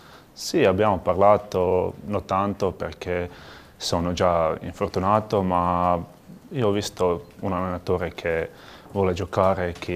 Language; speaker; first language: Italian; non-native, learner; Croatian